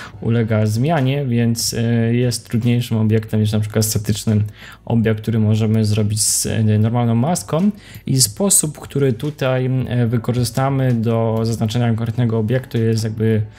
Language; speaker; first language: Polish; native; Polish